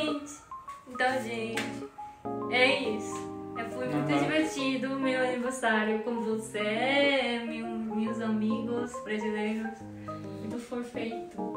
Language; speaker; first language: Portuguese; non-native, learner; Korean